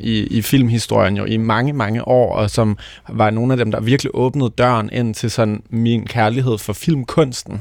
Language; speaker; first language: Danish; native; Danish